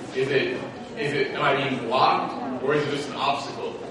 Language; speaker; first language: English; native; English